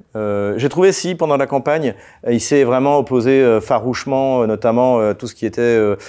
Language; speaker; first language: French; native; French